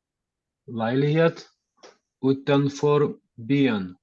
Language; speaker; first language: Norwegian; non-native, learner; Lithuanian